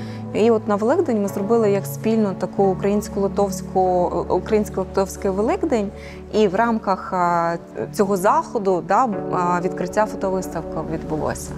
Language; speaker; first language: Ukrainian; native; Ukrainian